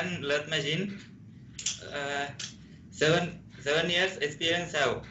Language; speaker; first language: English; non-native, learner; Sinhala